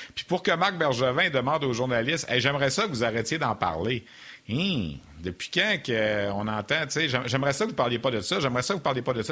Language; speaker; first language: French; native; French